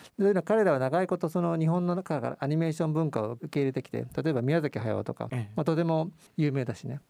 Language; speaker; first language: Japanese; native; Japanese